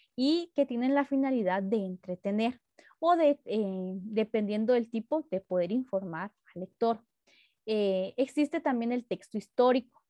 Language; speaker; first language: Spanish; native; Spanish